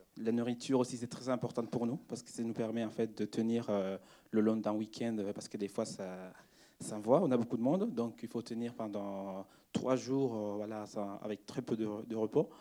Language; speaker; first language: French; non-native, fluent; Spanish